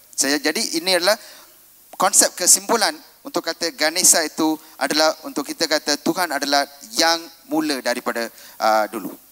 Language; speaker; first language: Malay; non-native, local second language; Tamil